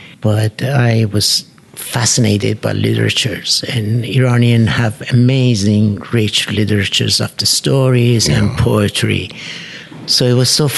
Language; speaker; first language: English; non-native, fluent; Persian